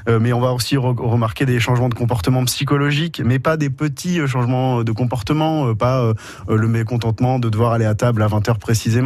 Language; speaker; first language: French; native; French